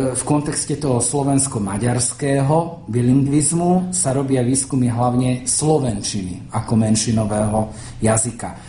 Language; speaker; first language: Slovak; native; Slovak